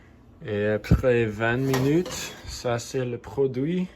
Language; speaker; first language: French; non-native, learner; English